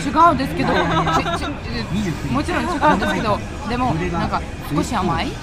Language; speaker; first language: Japanese; non-native, learner; Lithuanian